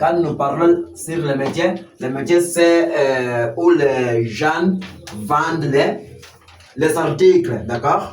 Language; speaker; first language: French; non-native, fluent; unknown